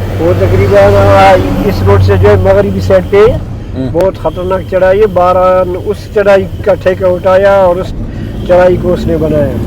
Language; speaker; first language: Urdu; non-native, local second language; Baluchi